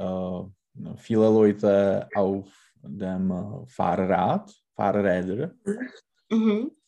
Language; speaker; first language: German; non-native, learner; Czech